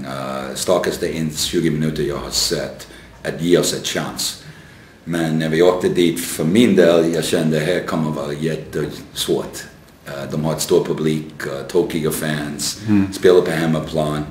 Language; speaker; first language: Swedish; non-native, fluent; English